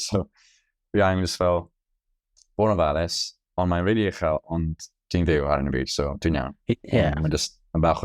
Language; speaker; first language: Welsh; non-native, local second language; English